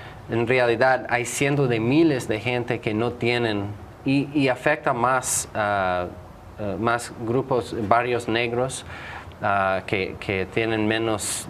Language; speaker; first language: Spanish; non-native, fluent; English